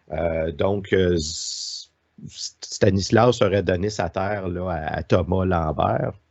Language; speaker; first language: French; native; French